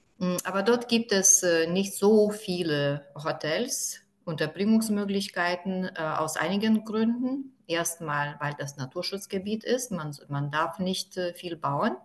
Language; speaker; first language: German; non-native, fluent; Lithuanian